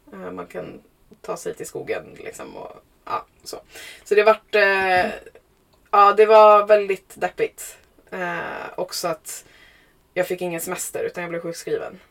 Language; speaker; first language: Swedish; native; Swedish